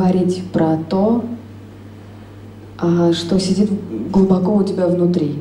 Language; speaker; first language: Russian; native; Russian